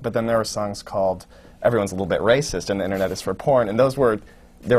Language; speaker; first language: English; native; English